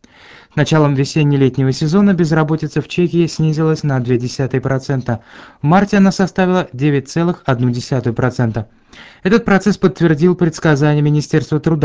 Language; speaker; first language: Russian; native; Russian